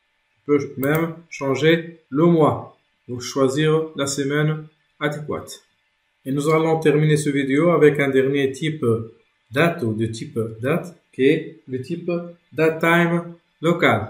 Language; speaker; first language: French; non-native, local second language; Arabic